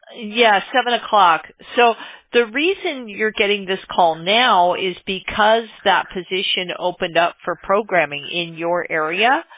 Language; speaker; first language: English; native; English